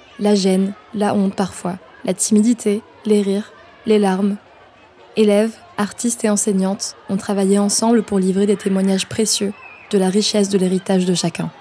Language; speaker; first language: French; native; French